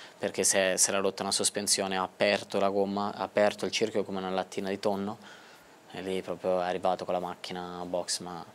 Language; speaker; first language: Italian; native; Italian